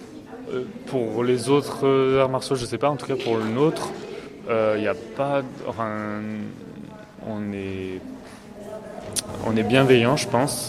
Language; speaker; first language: French; native; French